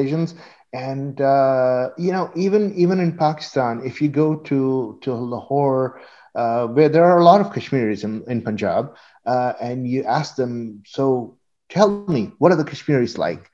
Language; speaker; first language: English; non-native, local second language; Urdu